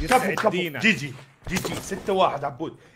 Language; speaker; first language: Arabic; native; Arabic